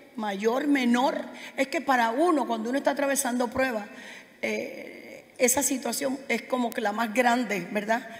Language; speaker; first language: Spanish; native; Spanish